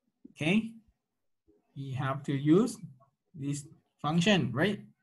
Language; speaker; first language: English; non-native, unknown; Thai